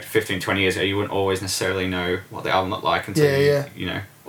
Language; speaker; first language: English; native; English